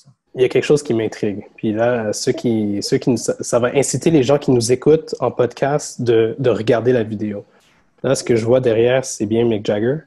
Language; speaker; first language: French; native; French